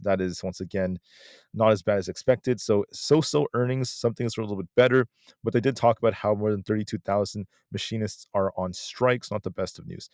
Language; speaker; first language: English; native; English